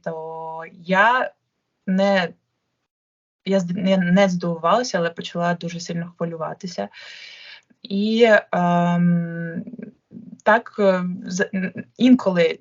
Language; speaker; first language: Ukrainian; non-native, local second language; Russian